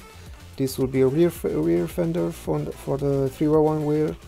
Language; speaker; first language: English; non-native, fluent; German